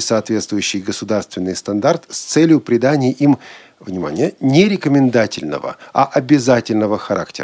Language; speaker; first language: Russian; native; Russian